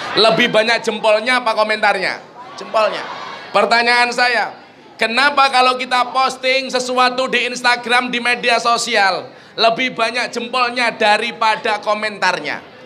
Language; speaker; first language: Indonesian; non-native, local second language; Javanese